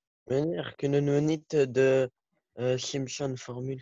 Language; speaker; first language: Dutch; non-native, learner; French